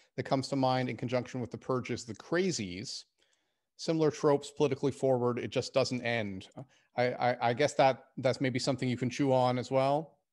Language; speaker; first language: English; native; English